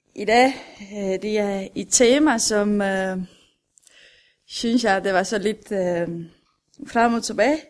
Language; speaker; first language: Danish; non-native, fluent; Romanian